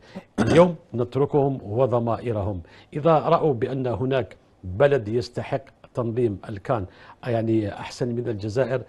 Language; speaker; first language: Arabic; native; Arabic